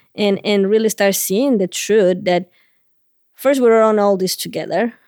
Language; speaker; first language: English; non-native, fluent; Spanish